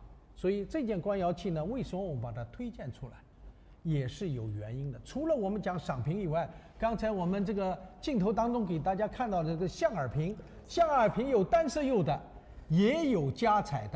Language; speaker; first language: Chinese; native; Chinese